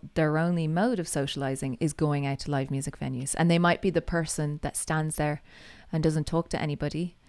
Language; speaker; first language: English; native; English